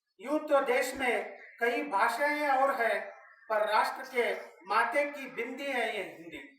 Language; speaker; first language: Hindi; non-native, local second language; Kannada